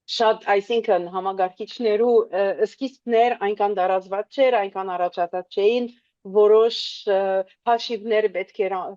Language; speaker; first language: Armenian; early bilingual, heritage; Armenian